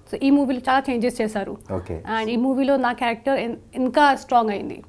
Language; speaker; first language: Telugu; non-native, fluent; Hindi